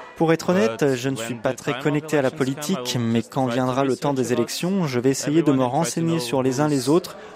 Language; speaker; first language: French; non-native, fluent; Portuguese